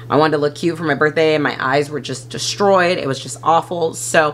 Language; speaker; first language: English; native; English